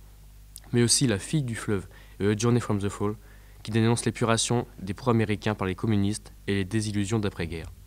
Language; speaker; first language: French; native; French